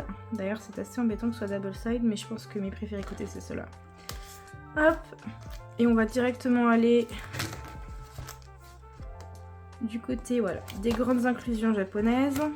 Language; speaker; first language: French; native; French